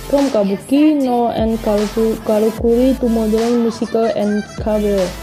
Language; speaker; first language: English; non-native, learner; Indonesian